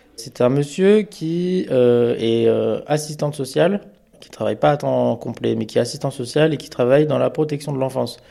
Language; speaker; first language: French; early bilingual, other home language; Amharic